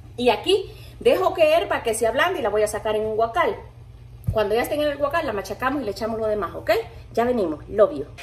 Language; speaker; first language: Spanish; native; Spanish